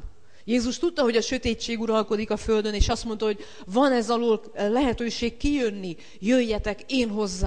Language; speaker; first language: Hungarian; native; Hungarian